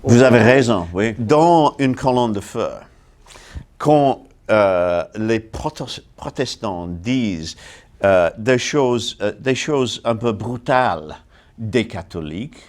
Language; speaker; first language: French; non-native, fluent; English